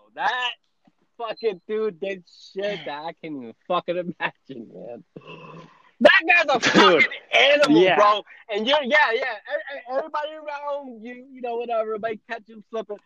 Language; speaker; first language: English; non-native, fluent; Spanish